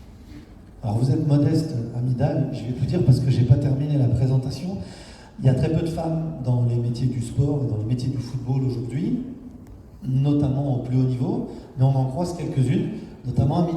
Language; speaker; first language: French; native; French